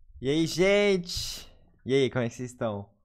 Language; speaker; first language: Portuguese; native; Portuguese